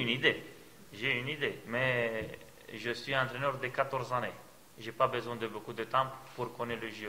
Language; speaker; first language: French; non-native, fluent; Romanian